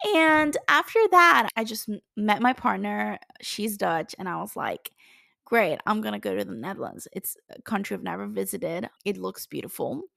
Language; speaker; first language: English; non-native, fluent; Italian